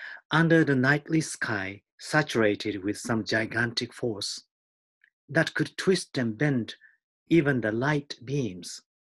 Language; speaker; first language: English; non-native, fluent; Japanese